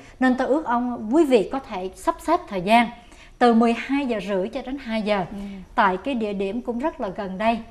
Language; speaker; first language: Vietnamese; native; Vietnamese